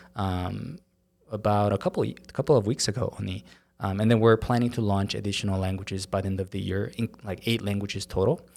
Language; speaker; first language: English; non-native, fluent; Korean